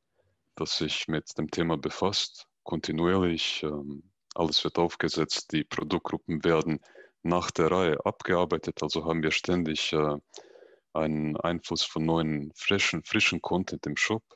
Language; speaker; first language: German; native; German